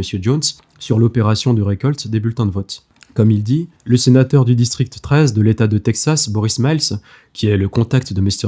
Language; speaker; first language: French; native; French